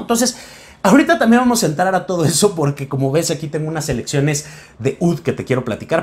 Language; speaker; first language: Spanish; native; Spanish